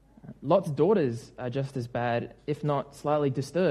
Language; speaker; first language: English; native; English